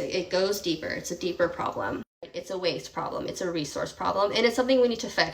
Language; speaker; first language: English; native; English